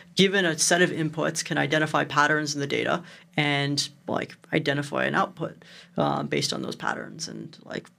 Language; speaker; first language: English; native; English